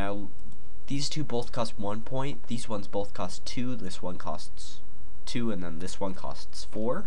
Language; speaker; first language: English; native; English